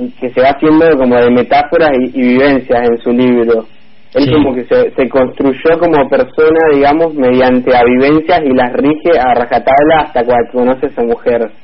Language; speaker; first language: Spanish; native; Spanish